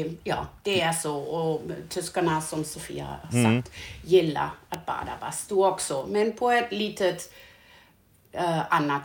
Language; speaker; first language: Swedish; non-native, learner; German